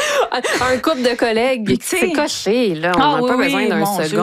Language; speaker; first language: French; native; French